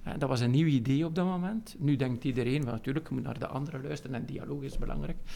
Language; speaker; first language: Dutch; native; Dutch